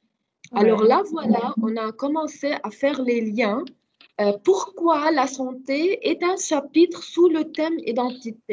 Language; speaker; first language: French; non-native, fluent; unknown